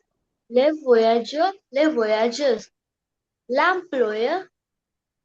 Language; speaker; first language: French; non-native, learner; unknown